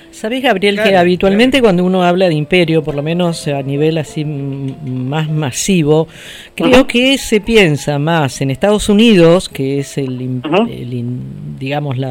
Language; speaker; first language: Spanish; native; Spanish